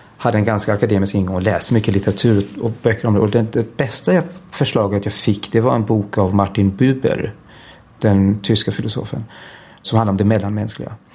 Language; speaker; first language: Swedish; early bilingual, heritage; Swedish